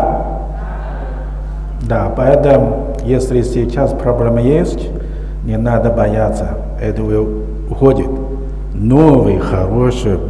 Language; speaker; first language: Russian; non-native, learner; Chinese